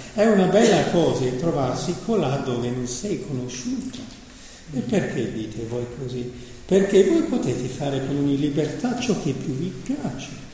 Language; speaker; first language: Italian; non-native, fluent; English